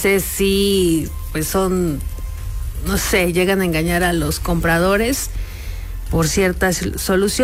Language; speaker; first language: Spanish; native; Spanish